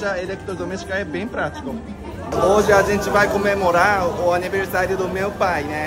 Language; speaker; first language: Portuguese; non-native, fluent; Japanese